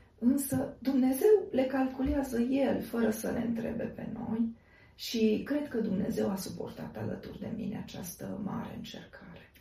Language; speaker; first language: Romanian; native; Romanian